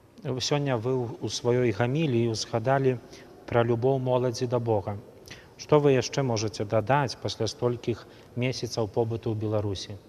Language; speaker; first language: Belarusian; native; Belarusian